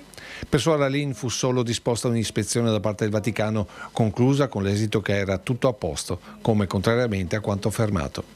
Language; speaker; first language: Italian; native; Italian